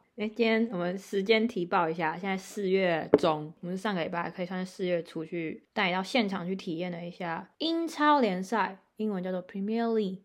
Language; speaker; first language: Chinese; native; Chinese